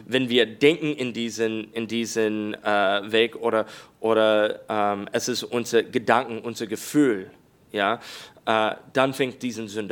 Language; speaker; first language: German; non-native, learner; English